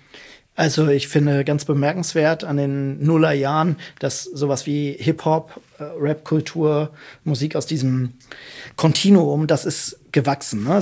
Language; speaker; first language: German; native; German